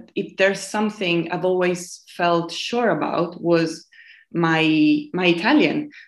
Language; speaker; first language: English; non-native, fluent; Italian